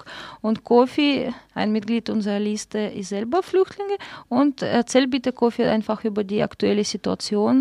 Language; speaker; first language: German; non-native, fluent; Russian